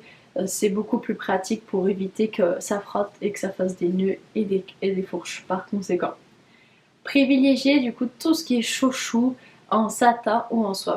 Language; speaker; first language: French; native; French